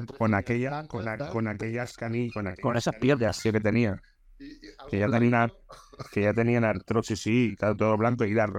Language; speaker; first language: Spanish; native; Spanish